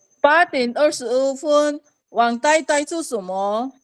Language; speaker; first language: Chinese; non-native, learner; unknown